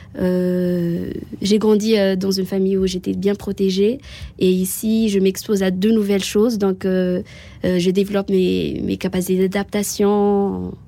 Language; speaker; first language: French; non-native, local second language; Malagasy